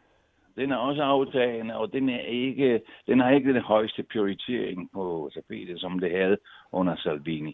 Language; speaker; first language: Danish; non-native, fluent; Italian